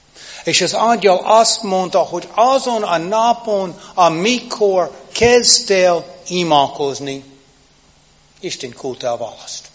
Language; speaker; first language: Hungarian; non-native, fluent; English